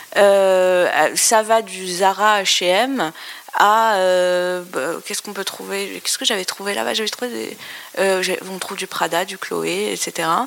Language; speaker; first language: French; non-native, local second language; Arabic